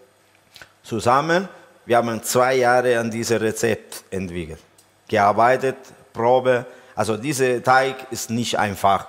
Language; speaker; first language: German; non-native, learner; Italian